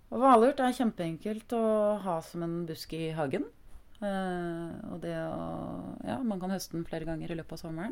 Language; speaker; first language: Norwegian; native; Norwegian